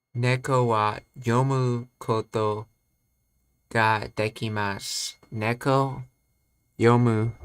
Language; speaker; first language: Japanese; non-native, learner; English